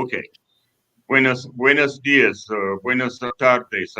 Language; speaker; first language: Spanish; non-native, fluent; English